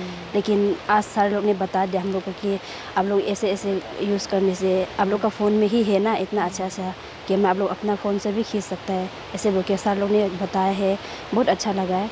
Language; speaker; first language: Hindi; non-native, local second language; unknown